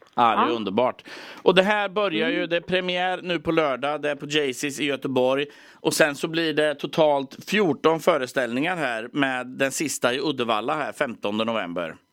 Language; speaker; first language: Swedish; native; Swedish